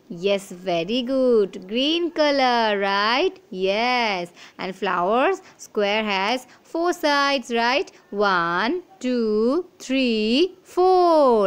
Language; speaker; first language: English; non-native, local second language; Bangla